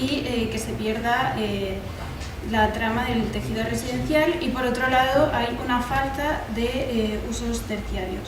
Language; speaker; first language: Spanish; native; Spanish